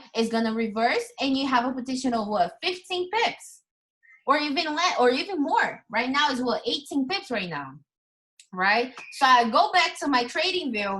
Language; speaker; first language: English; non-native, fluent; Portuguese